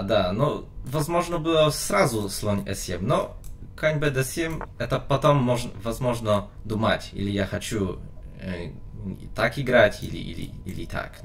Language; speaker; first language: Russian; non-native, learner; Polish